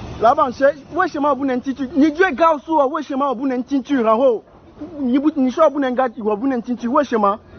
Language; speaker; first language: Chinese; non-native, learner; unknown